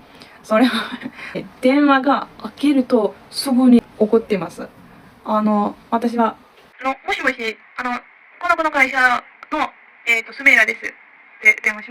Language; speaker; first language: Japanese; non-native, learner; Turkish